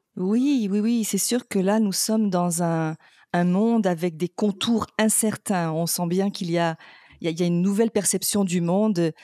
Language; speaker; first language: French; native; French